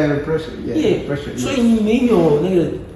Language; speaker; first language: Chinese; non-native, learner; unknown